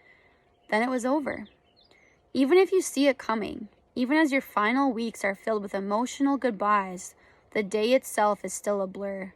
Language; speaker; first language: English; native; English